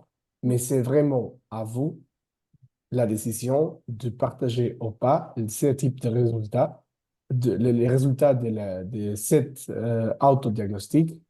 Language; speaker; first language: French; non-native, fluent; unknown